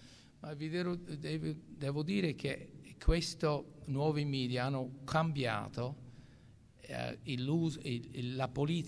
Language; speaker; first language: Italian; non-native, local second language; English